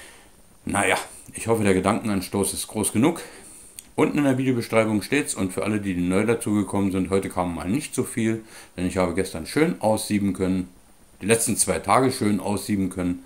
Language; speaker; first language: German; native; German